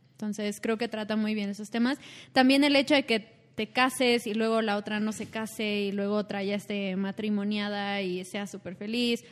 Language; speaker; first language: Spanish; native; Spanish